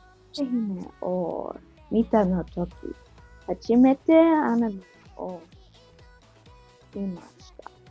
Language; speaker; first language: Japanese; non-native, learner; English